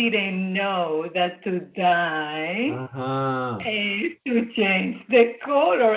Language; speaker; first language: English; non-native, fluent; Spanish